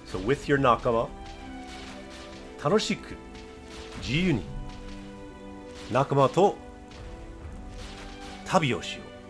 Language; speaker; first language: Japanese; non-native, fluent; English